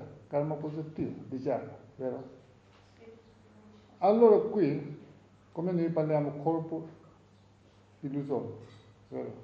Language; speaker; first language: Italian; non-native, learner; Tibetan